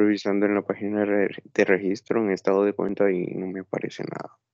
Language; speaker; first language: Spanish; native; Spanish